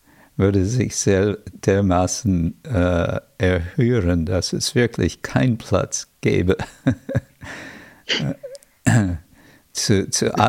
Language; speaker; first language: German; non-native, fluent; English